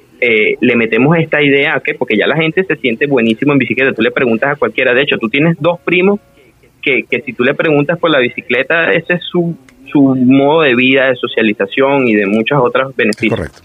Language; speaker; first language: Spanish; native; Spanish